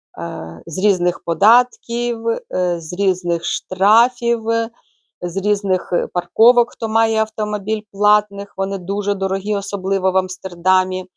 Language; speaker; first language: Ukrainian; native; Ukrainian